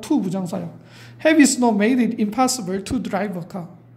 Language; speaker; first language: English; non-native, fluent; Korean